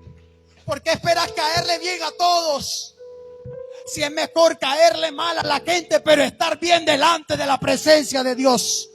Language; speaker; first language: Spanish; native; Spanish